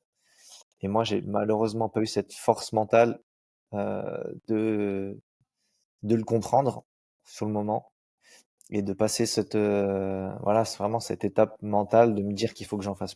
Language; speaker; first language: French; native; French